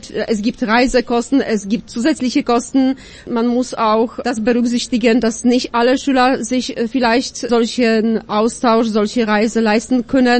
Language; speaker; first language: German; non-native, fluent; Polish